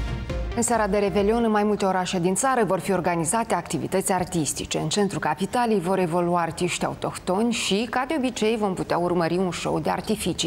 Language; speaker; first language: Romanian; native; Romanian